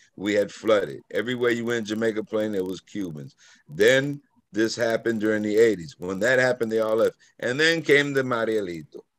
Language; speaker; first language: English; native; English